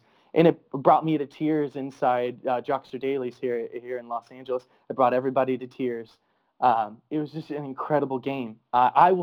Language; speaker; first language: English; native; English